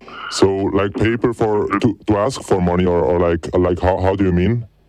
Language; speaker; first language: English; non-native, fluent; German